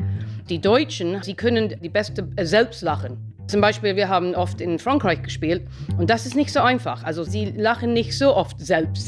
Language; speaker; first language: German; non-native, fluent; English